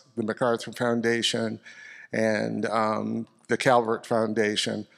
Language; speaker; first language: English; native; English